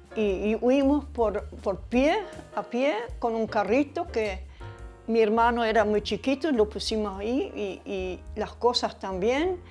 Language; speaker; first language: Spanish; early bilingual, other home language; German